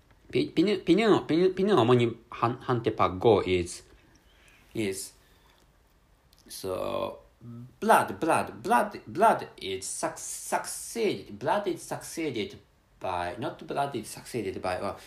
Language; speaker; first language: English; non-native, fluent; Japanese